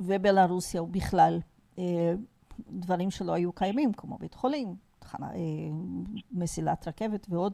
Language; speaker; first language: Hebrew; non-native, fluent; Portuguese